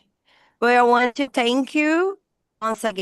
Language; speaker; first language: English; non-native, learner; Portuguese